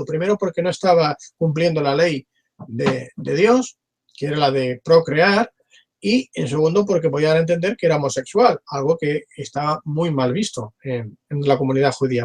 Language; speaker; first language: Spanish; native; Spanish